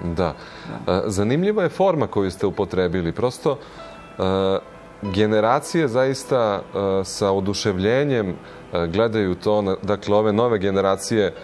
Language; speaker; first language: Croatian; native; Croatian